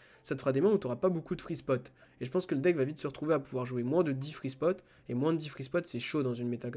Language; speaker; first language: French; native; French